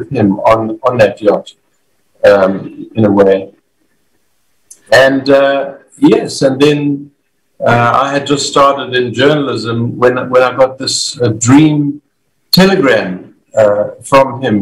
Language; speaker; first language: English; native; English